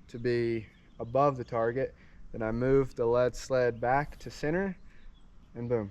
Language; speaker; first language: English; native; English